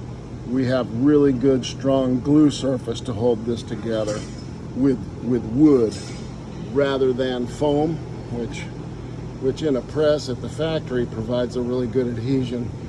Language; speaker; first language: English; native; English